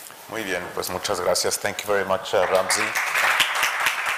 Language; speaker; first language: Spanish; native; Spanish